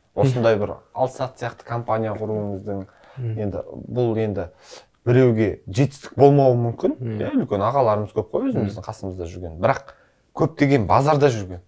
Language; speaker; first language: Kazakh; native; Kazakh